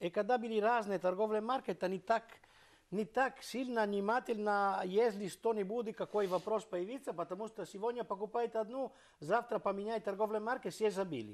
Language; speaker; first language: Russian; non-native, learner; Italian